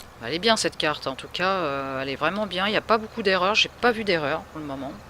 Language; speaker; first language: French; native; French